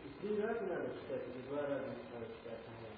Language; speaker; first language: Russian; non-native, learner; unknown